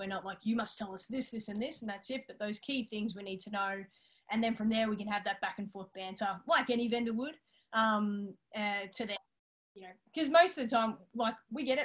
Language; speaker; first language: English; native; English